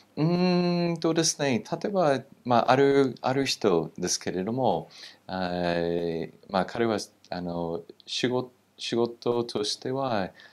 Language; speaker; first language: Japanese; non-native, fluent; English